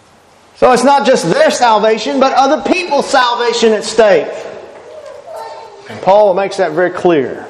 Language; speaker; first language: English; native; English